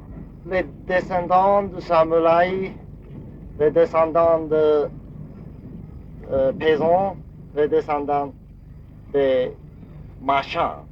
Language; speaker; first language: French; non-native, fluent; Japanese